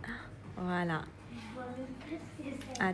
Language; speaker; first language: French; native; French